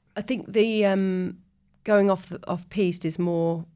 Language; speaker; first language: English; native; English